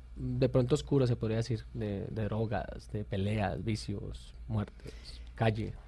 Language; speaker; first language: Spanish; native; Spanish